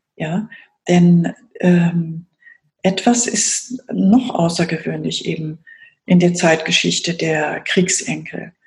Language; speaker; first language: German; native; German